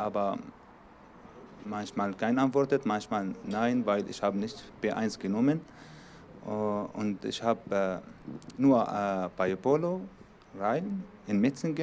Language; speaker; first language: German; non-native, learner; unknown